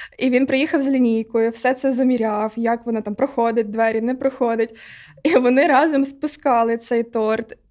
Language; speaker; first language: Ukrainian; non-native, local second language; Russian